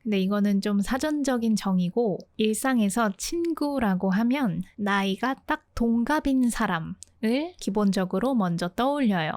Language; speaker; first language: Korean; native; Korean